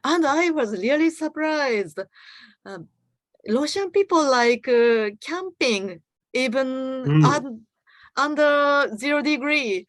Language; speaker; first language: English; non-native, learner; Japanese